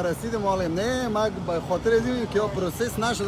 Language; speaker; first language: Persian; native; Persian